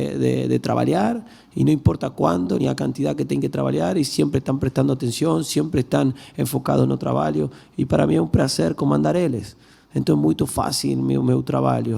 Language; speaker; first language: Portuguese; non-native, learner; Spanish